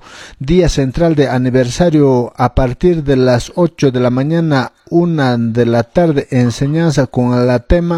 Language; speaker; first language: Spanish; non-native, local second language; Quechua